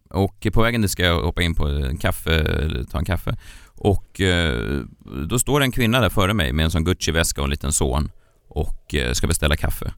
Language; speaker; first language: Swedish; native; Swedish